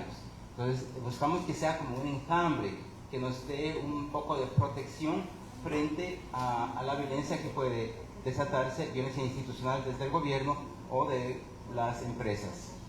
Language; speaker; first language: Spanish; native; Spanish